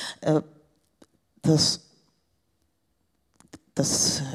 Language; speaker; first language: German; non-native, fluent; Portuguese